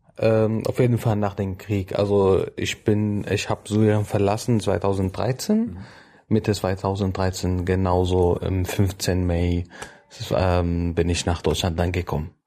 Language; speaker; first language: German; non-native, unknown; Arabic